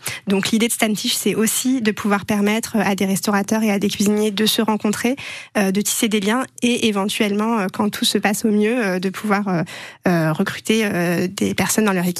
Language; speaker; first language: French; native; French